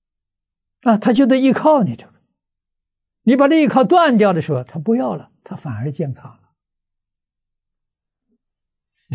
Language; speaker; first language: Chinese; native; Chinese